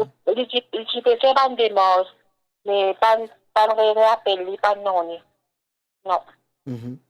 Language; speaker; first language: French; non-native, local second language; Morisyen